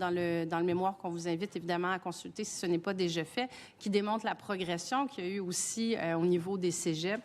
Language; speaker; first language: French; native; French